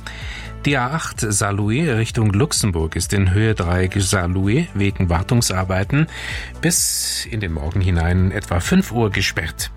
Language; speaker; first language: German; native; German